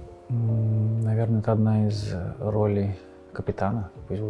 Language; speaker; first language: Russian; native; Russian